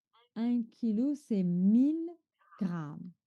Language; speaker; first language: French; non-native, fluent; Chinese